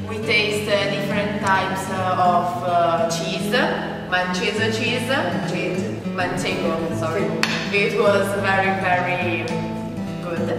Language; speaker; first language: English; non-native, learner; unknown